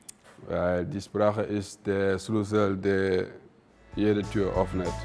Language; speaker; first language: German; non-native, fluent; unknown